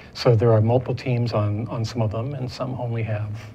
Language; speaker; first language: English; native; English